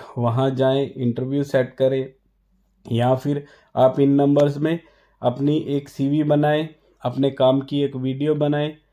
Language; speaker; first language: Hindi; non-native, local second language; Punjabi